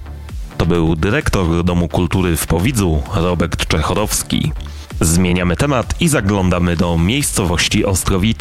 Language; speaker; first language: Polish; native; Polish